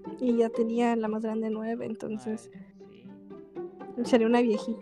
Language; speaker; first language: Spanish; native; Spanish